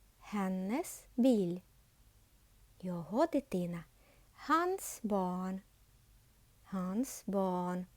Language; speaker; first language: Swedish; non-native, fluent; Ukrainian